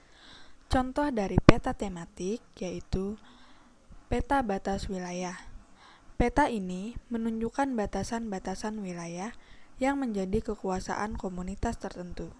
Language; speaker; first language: Indonesian; native; Indonesian